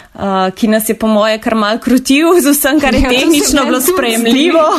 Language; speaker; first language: Slovenian; native; Slovenian